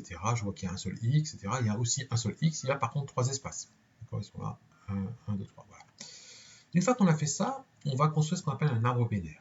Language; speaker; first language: French; native; French